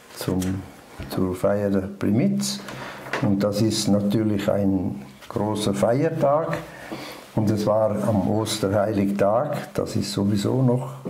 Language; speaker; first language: German; native; German